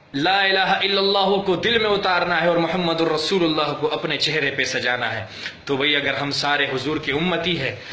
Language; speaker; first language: Urdu; non-native, local second language; Pashto